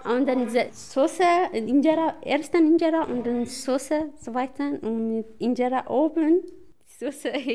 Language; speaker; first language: German; non-native, learner; Amharic